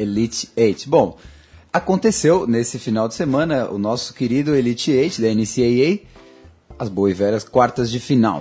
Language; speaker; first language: Portuguese; native; Portuguese